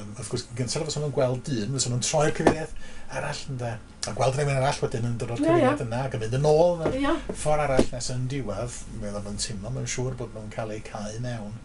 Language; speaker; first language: Welsh; native; Welsh